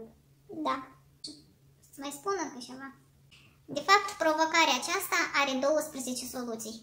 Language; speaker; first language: Romanian; native; Romanian